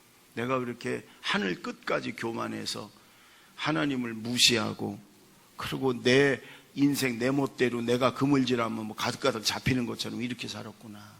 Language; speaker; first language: Korean; native; Korean